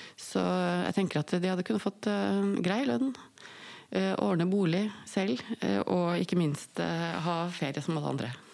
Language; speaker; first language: Norwegian; native; Norwegian